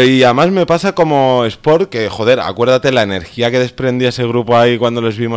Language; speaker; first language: Spanish; native; Spanish